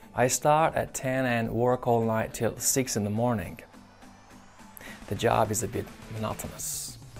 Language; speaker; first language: English; non-native, fluent; Persian